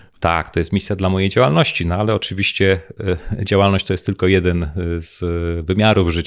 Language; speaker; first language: Polish; native; Polish